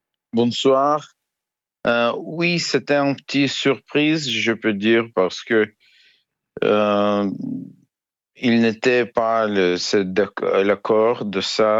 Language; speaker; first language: French; non-native, fluent; Ukrainian